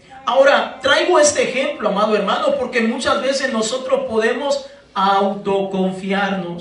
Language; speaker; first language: Spanish; native; Spanish